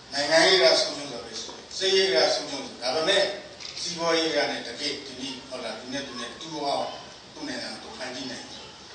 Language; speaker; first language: Burmese; native; Burmese